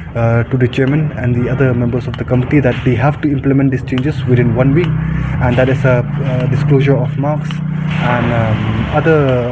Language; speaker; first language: English; non-native, local second language; Khasi